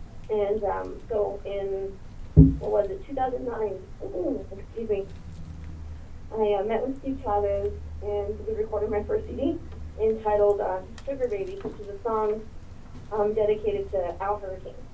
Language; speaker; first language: English; early bilingual, other home language; Spanish